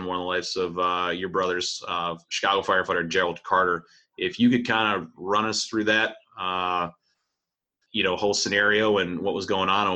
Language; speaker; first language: English; native; English